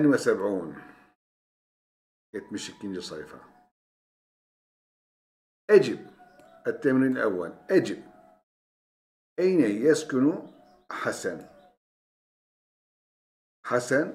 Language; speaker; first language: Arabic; non-native, fluent; Turkish